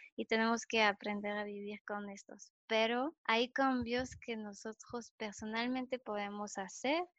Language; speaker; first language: Spanish; non-native, fluent; French